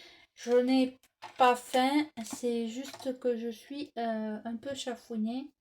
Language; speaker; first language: French; native; French